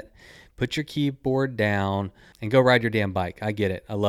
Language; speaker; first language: English; native; English